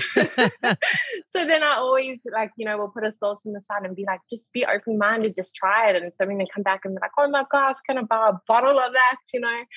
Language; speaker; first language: English; native; English